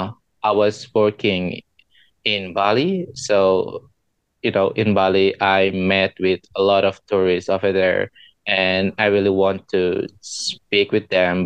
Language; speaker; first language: English; non-native, learner; Indonesian